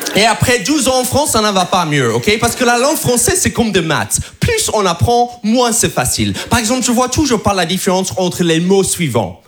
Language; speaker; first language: French; non-native, fluent; English